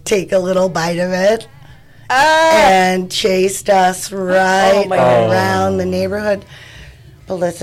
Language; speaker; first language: English; native; English